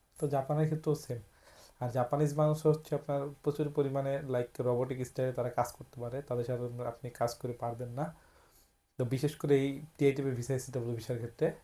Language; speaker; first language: Bangla; native; Bangla